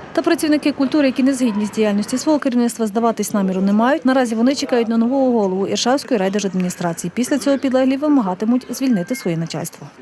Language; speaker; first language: Ukrainian; native; Ukrainian